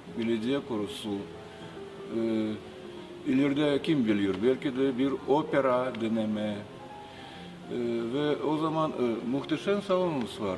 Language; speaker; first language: Turkish; non-native, fluent; Russian